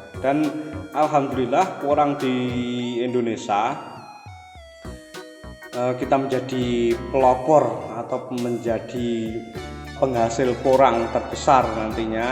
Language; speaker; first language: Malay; non-native, local second language; Javanese